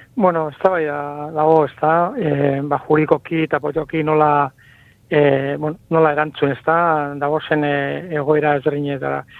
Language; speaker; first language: Basque; non-native, local second language; Spanish